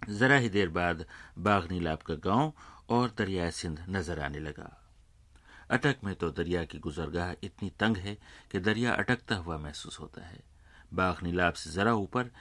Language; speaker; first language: Urdu; native; Urdu